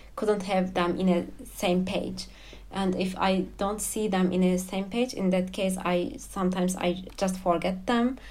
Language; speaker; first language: English; non-native, fluent; Turkish